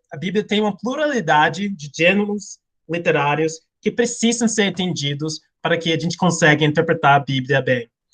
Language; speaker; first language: Portuguese; non-native, fluent; English